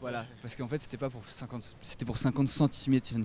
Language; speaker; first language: French; native; French